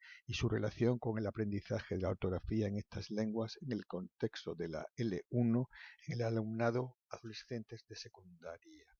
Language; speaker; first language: Spanish; native; Spanish